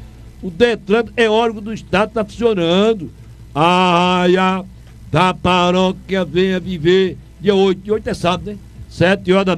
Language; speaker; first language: Portuguese; native; Portuguese